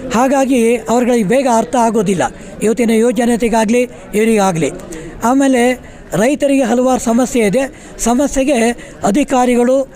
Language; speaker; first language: Kannada; native; Kannada